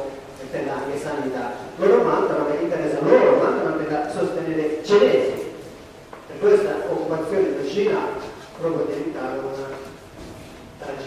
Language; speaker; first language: Italian; non-native, learner; Tibetan